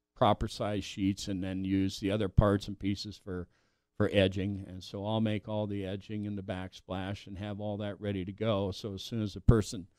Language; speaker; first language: English; native; English